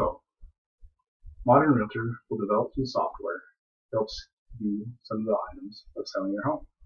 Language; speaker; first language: English; native; English